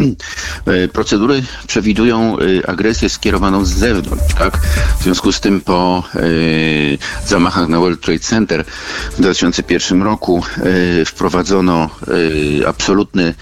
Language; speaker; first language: Polish; native; Polish